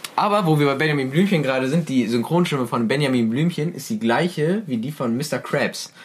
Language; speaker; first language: German; early bilingual, other home language; Persian